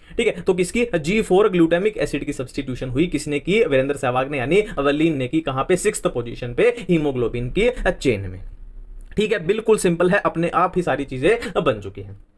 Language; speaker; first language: Hindi; native; Hindi